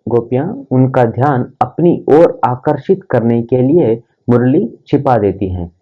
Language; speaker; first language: Hindi; non-native, local second language; Kannada